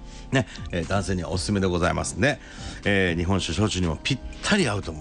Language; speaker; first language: Japanese; native; Japanese